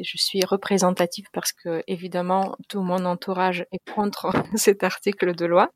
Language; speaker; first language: French; non-native, fluent; Russian